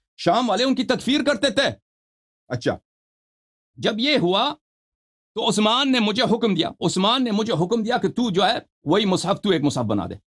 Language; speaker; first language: Urdu; non-native, fluent; Persian